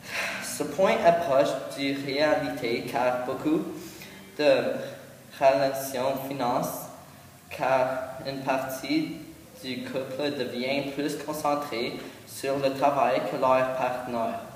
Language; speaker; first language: French; non-native, learner; English